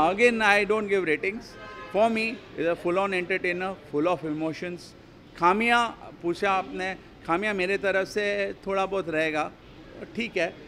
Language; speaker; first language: Hindi; native; Hindi